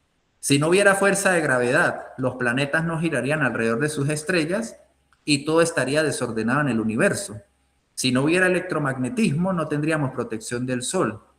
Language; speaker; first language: Spanish; native; Spanish